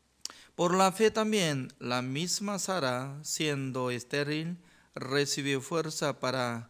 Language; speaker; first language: Spanish; non-native, learner; Korean